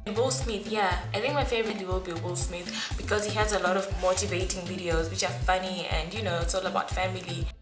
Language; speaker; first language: English; non-native, local second language; Shona